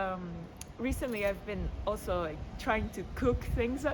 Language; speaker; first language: English; non-native, fluent; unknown